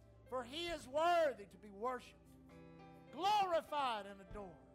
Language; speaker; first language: English; native; English